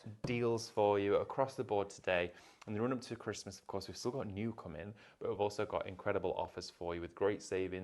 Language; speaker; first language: English; native; English